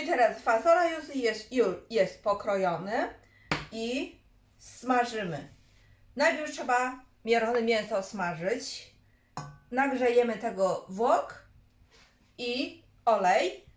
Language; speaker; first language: Polish; non-native, learner; Chinese